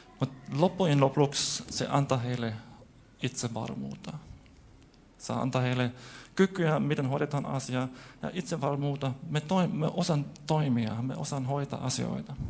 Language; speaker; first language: Finnish; non-native, fluent; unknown